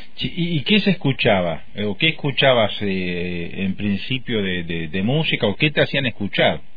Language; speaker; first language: Spanish; native; Spanish